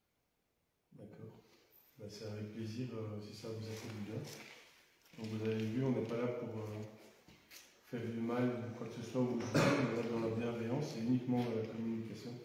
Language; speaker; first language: French; native; French